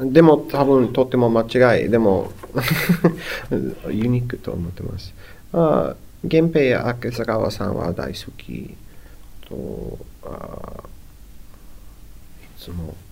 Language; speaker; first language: Japanese; non-native, learner; English